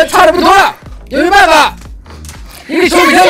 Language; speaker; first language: Chinese; native; Chinese